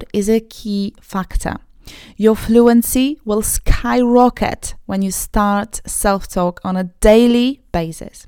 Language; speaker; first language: English; non-native, fluent; Polish